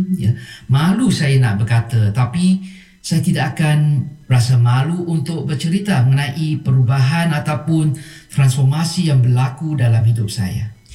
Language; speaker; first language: Malay; non-native, local second language; Chinese